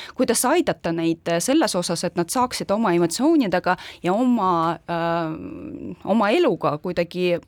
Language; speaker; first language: Estonian; non-native, local second language; Russian